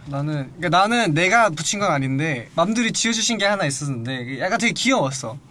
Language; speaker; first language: Korean; native; Korean